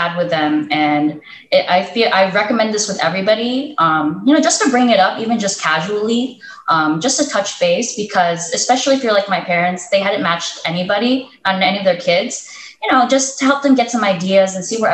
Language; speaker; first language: English; native; English